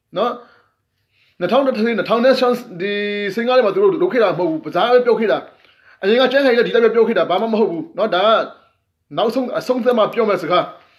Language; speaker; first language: Burmese; non-native, local second language; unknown